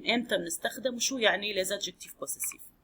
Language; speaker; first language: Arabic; native; Arabic